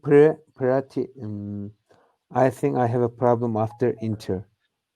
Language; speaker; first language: English; non-native, learner; Turkish